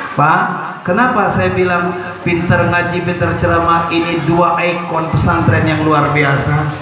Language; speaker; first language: Indonesian; non-native, local second language; Malay